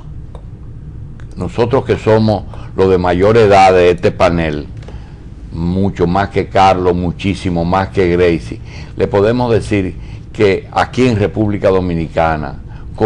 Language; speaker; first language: Spanish; native; Spanish